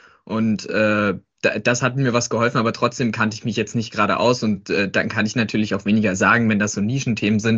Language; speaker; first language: German; native; German